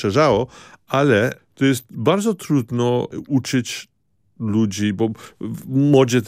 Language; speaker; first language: Polish; early bilingual, heritage; Polish